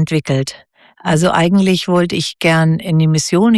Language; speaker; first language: German; native; German